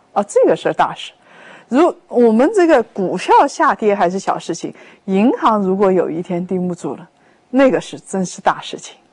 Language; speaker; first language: Chinese; native; Chinese